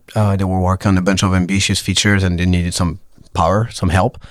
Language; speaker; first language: English; non-native, fluent; French